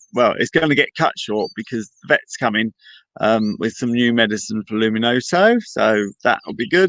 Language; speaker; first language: English; native; English